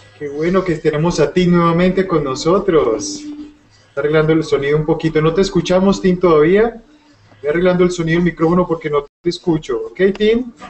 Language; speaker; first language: Spanish; native; Spanish